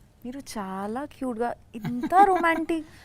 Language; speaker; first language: Telugu; non-native, learner; Bangla